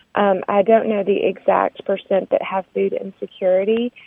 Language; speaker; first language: English; native; English